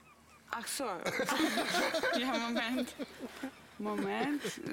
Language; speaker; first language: German; non-native, fluent; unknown